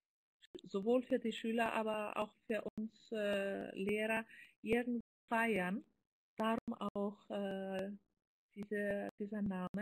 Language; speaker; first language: German; non-native, fluent; Greek